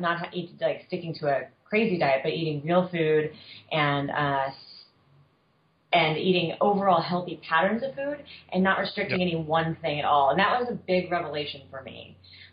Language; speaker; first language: English; native; English